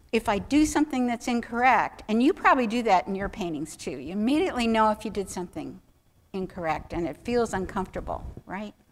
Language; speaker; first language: English; native; English